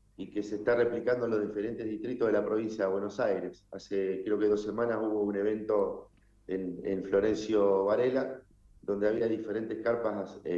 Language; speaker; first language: Spanish; native; Spanish